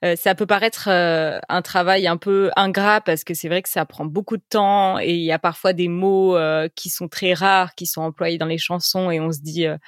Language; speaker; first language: French; native; French